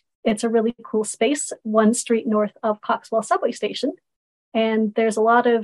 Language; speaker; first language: English; native; English